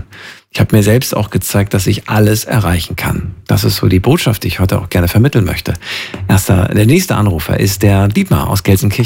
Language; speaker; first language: German; native; German